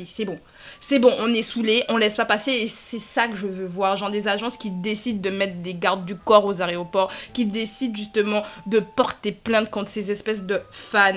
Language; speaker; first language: French; native; French